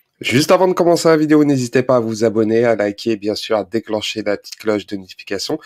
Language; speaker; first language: French; native; French